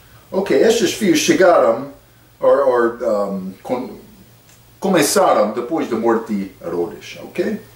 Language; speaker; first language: Portuguese; non-native, fluent; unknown